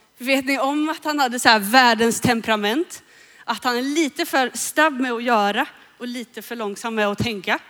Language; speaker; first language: Swedish; native; Swedish